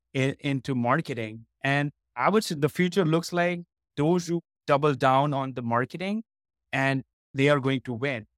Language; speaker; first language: English; non-native, local second language; Hindi